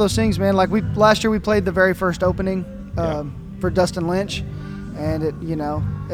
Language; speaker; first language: English; native; English